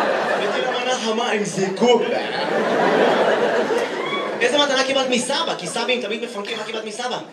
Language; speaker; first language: Hebrew; native; Hebrew